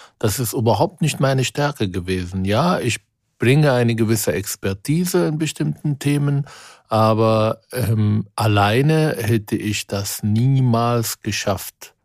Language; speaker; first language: German; non-native, fluent; Arabic